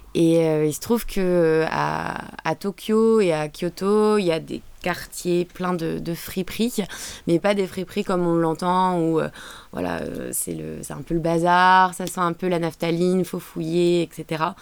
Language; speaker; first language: French; native; French